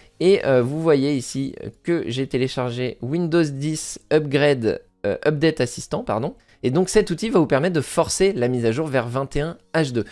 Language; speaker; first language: French; native; French